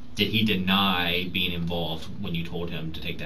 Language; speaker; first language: English; native; English